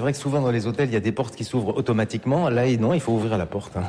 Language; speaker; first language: French; native; French